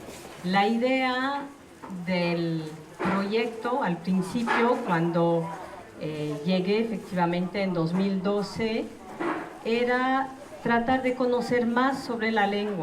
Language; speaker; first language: Spanish; non-native, fluent; French